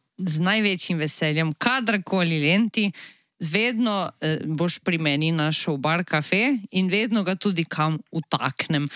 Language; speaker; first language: Slovenian; native; Slovenian